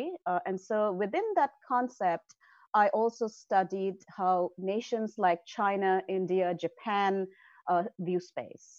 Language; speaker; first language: English; non-native, local second language; Assamese